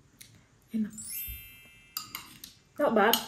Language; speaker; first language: English; non-native, learner; Indonesian